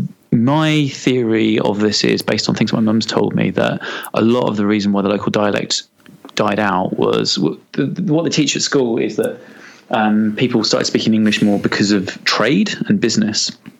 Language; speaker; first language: English; native; English